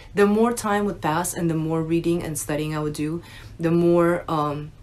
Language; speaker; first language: English; early bilingual, other home language; Russian